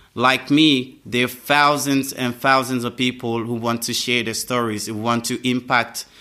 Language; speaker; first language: English; non-native, fluent; French